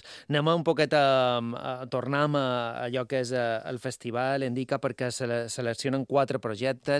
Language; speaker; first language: Catalan; native; Catalan